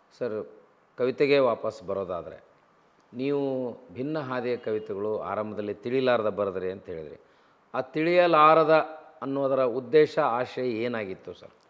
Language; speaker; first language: Kannada; native; Kannada